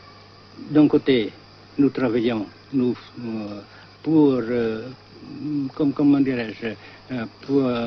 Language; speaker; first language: French; non-native, fluent; Vietnamese